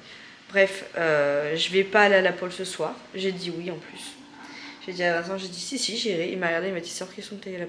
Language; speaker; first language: French; native; French